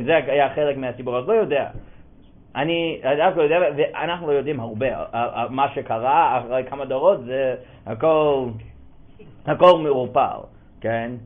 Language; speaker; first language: Hebrew; non-native, fluent; English